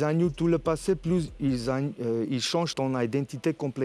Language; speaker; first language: French; non-native, fluent; Armenian